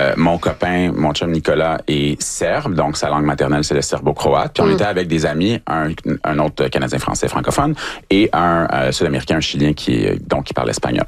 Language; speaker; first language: French; native; French